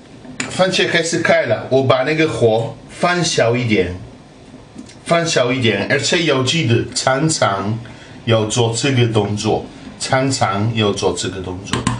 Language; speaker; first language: Chinese; non-native, fluent; Italian